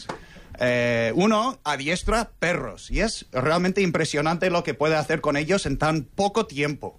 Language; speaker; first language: Spanish; non-native, fluent; English